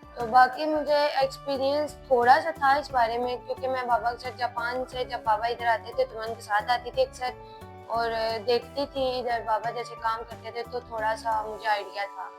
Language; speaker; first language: Urdu; native; Urdu